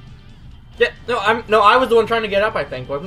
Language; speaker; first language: English; native; English